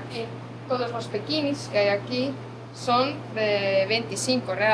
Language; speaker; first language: Spanish; non-native, fluent; Portuguese